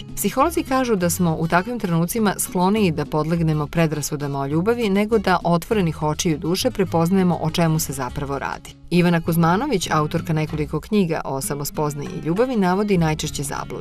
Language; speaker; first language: Serbian; native; Serbian